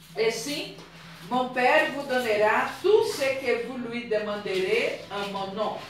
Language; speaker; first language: French; non-native, fluent; Portuguese